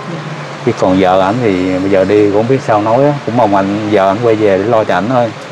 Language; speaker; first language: Vietnamese; native; Vietnamese